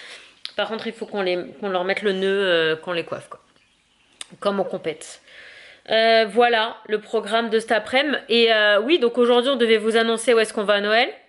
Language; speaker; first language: French; native; French